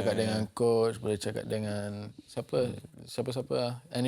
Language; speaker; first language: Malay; non-native, local second language; English